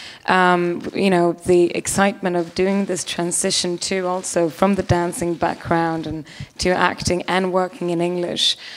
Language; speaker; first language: English; non-native, fluent; Swedish